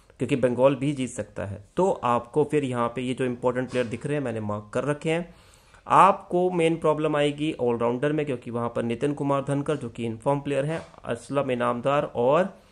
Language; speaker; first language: Hindi; native; Hindi